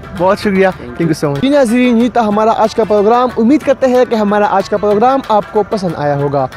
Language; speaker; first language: Urdu; native; Urdu